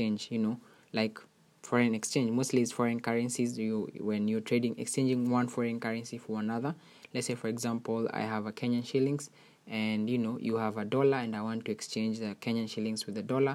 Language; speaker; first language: English; non-native, local second language; Swahili